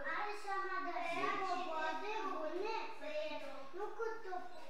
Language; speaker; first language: Romanian; non-native, learner; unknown